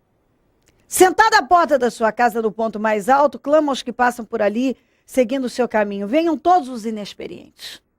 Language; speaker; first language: Portuguese; native; Portuguese